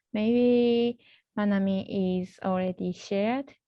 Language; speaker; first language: English; non-native, learner; Japanese